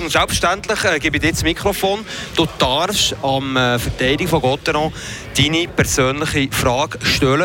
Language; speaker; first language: German; native; German